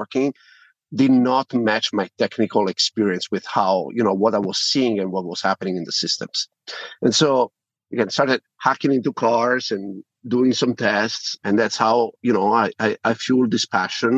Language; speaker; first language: English; non-native, fluent; Italian